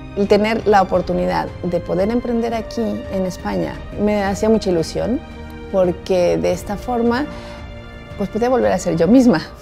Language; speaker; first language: Spanish; native; Spanish